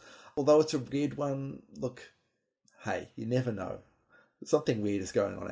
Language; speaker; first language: English; native; English